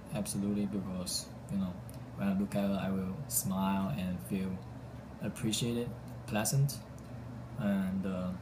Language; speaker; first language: English; non-native, learner; Chinese